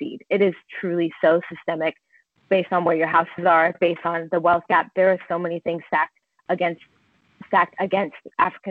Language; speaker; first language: English; native; English